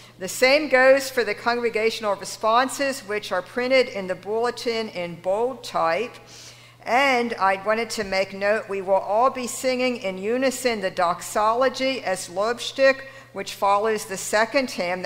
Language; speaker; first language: English; native; English